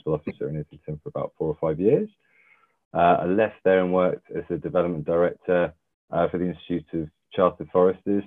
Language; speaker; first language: English; native; English